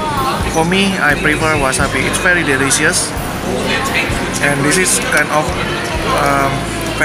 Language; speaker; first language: English; non-native, learner; Indonesian